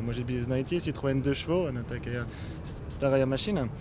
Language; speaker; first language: Russian; non-native, learner; French